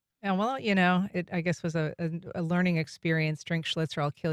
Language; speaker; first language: English; native; English